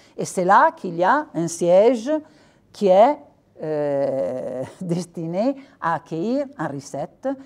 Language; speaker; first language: French; non-native, fluent; Italian